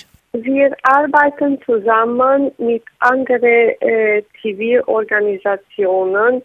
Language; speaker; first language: German; non-native, learner; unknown